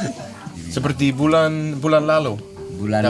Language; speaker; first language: Indonesian; non-native, learner; Danish